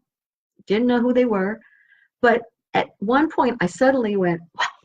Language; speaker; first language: English; native; English